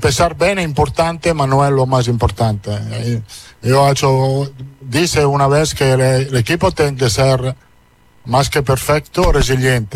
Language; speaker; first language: Portuguese; non-native, learner; Italian